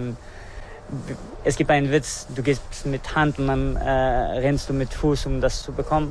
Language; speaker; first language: German; non-native, fluent; Persian